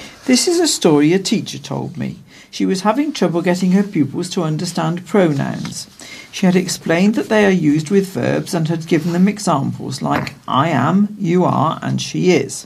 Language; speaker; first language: English; native; English